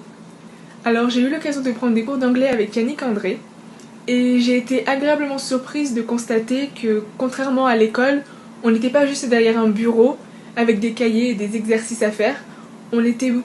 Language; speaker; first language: French; native; French